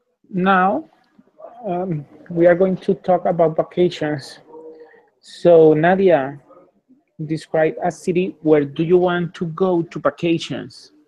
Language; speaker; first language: English; non-native, fluent; Spanish